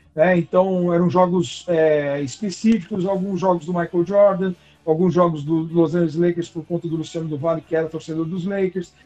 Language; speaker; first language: Portuguese; native; Portuguese